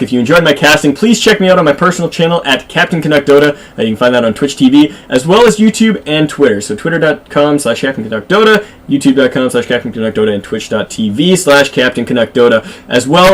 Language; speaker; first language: English; native; English